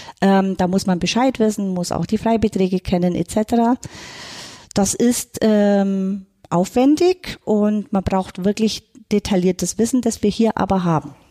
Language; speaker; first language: German; native; German